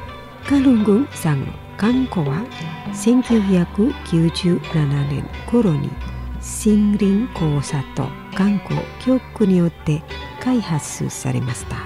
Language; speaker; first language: Japanese; non-native, fluent; Indonesian